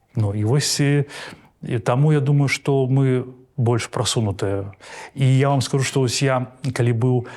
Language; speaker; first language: Belarusian; non-native, local second language; Russian